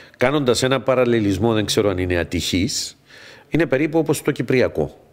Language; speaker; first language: Greek; native; Greek